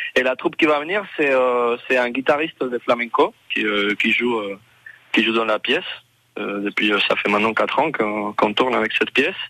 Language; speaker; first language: French; non-native, fluent; Spanish